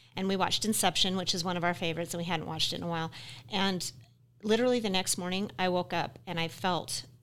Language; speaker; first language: English; native; English